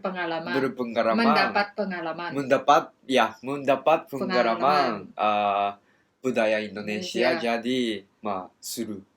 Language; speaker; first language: Indonesian; non-native, learner; Japanese